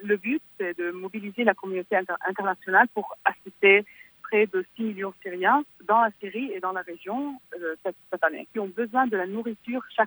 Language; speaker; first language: French; non-native, fluent; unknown